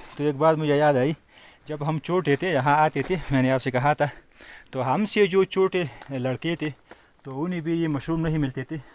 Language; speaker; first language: Hindi; non-native, fluent; Pashto